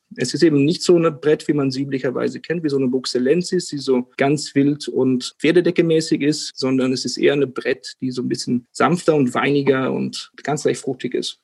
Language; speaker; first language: German; non-native, fluent; English